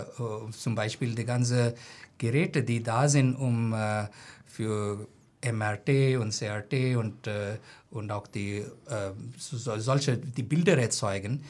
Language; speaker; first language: German; non-native, fluent; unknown